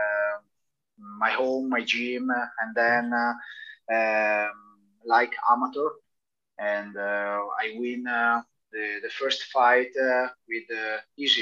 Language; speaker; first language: English; non-native, learner; Italian